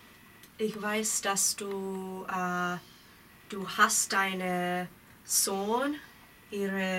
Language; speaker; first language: German; non-native, learner; English